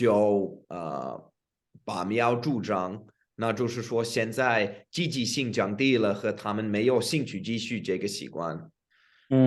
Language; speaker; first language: Chinese; non-native, fluent; English